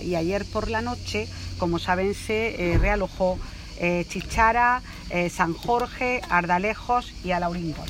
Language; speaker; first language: Spanish; native; Spanish